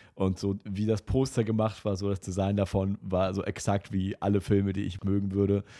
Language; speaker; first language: German; non-native, fluent; Russian